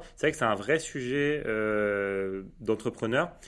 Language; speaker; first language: French; native; French